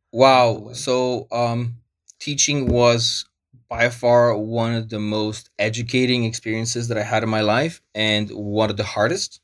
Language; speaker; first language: English; early bilingual, other home language; Polish